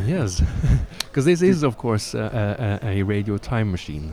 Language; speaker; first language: English; non-native, fluent; Norwegian